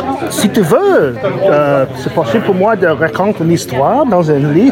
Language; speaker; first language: French; non-native, learner; English